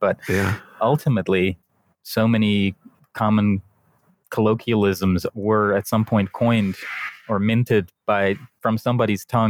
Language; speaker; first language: English; non-native, fluent; Dutch